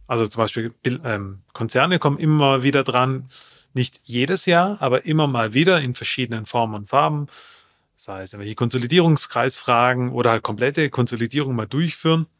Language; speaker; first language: German; native; German